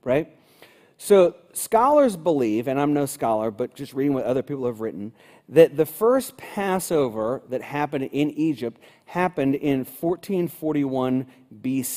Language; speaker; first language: English; native; English